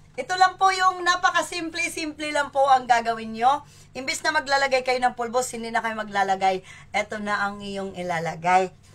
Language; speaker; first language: Filipino; native; Filipino